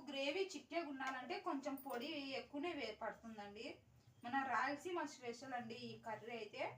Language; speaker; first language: Telugu; non-native, local second language; Urdu